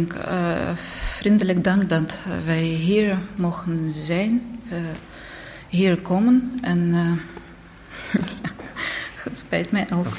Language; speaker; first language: Dutch; non-native, learner; Russian